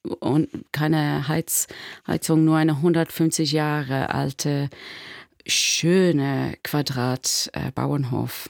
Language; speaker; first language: German; non-native, learner; English